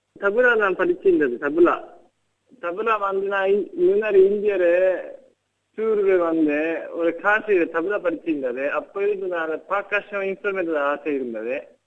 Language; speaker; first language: Tamil; non-native, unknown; Japanese